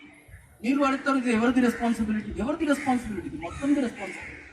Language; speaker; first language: Telugu; non-native, local second language; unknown